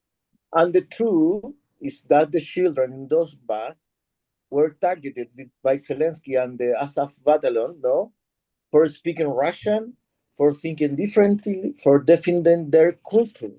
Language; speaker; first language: English; non-native, learner; Spanish